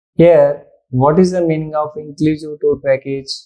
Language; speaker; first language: English; non-native, local second language; Telugu